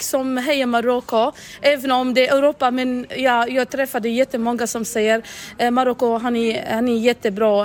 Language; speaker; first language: Swedish; non-native, learner; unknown